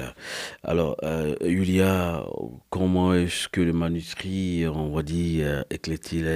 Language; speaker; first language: French; native; French